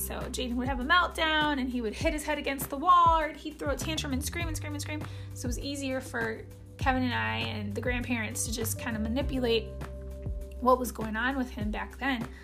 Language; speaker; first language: English; native; English